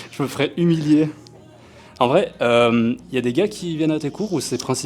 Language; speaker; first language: French; native; French